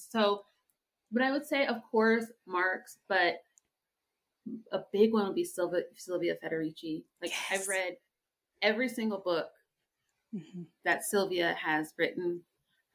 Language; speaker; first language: English; native; English